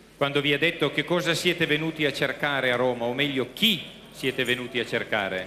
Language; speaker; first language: Italian; native; Italian